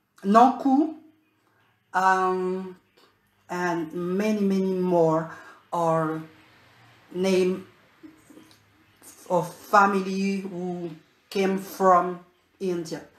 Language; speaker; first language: English; non-native, learner; French